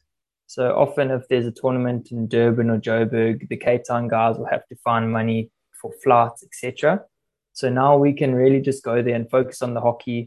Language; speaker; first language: English; native; English